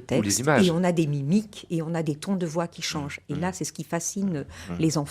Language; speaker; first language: French; native; French